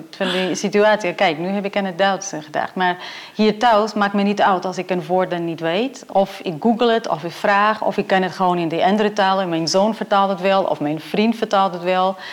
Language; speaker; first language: Dutch; non-native, fluent; Portuguese